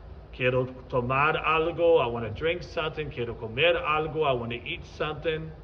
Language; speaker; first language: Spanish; non-native, fluent; English